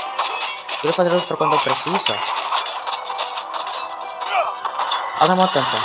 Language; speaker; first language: Portuguese; non-native, learner; Spanish